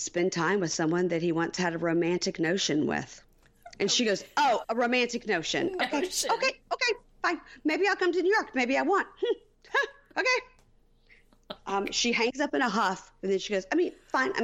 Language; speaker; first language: English; native; English